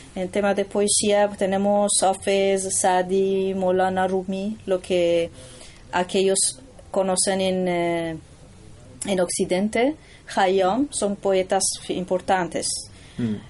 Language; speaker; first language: Spanish; non-native, learner; Persian